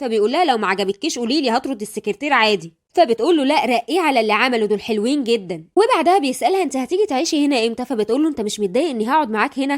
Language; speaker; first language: Arabic; native; Arabic